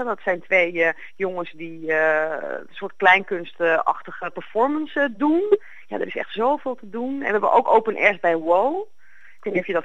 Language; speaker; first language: Dutch; native; Dutch